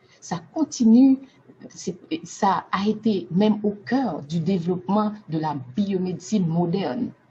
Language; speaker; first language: French; non-native, local second language; Haitian Creole